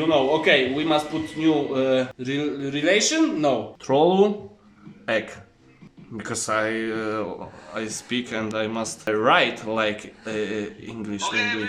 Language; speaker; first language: English; non-native, learner; Polish